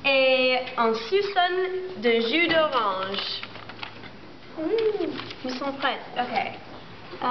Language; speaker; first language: French; non-native, learner; English